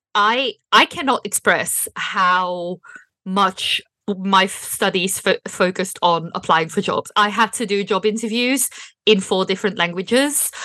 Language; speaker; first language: English; non-native, fluent; Dutch